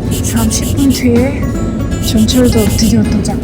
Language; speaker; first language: Korean; non-native, learner; Ukrainian